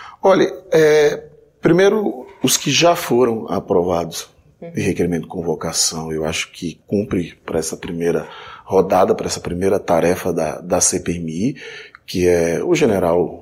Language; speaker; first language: Portuguese; native; Portuguese